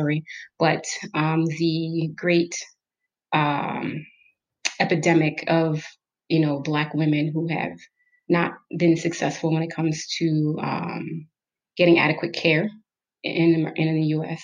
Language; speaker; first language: English; native; English